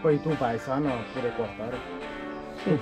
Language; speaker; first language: Italian; non-native, learner; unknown